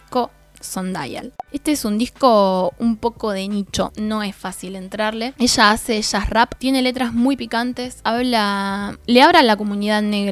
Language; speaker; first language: Spanish; native; Spanish